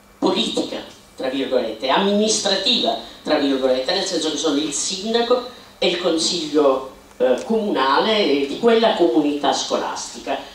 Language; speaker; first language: Italian; native; Italian